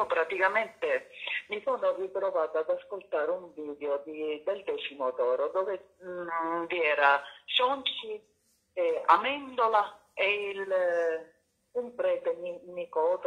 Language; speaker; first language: Italian; non-native, fluent; Maltese